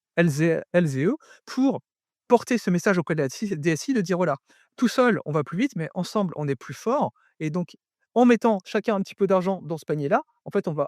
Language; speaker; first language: French; native; French